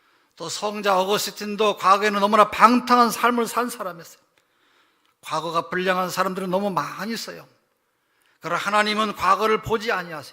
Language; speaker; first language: Korean; native; Korean